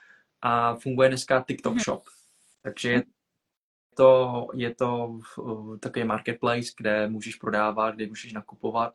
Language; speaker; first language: Czech; early bilingual, other home language; Vietnamese